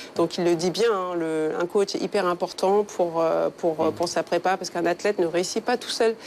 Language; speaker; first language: French; early bilingual, other home language; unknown